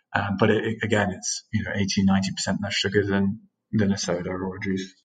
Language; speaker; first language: English; native; English